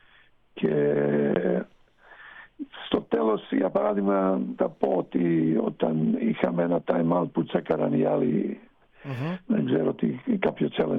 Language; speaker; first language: Greek; non-native, fluent; Serbian